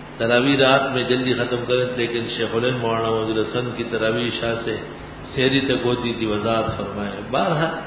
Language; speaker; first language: Urdu; non-native, local second language; Pashto